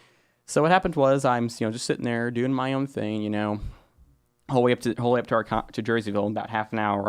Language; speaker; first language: English; native; English